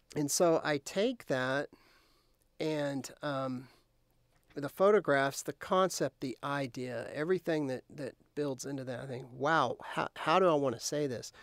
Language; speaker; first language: English; native; English